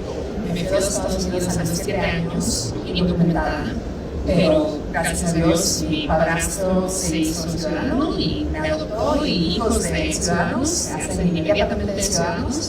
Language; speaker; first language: Spanish; early bilingual, heritage; Spanish